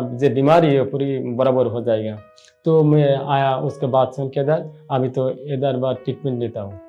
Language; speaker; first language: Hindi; non-native, learner; Bangla